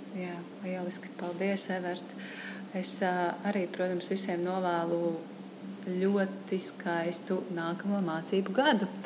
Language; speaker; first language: Latvian; native; Latvian